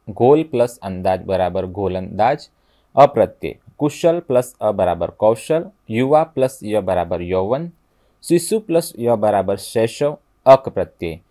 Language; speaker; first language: Hindi; non-native, local second language; Gujarati